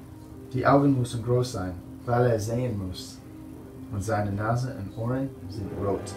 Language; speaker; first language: German; non-native, learner; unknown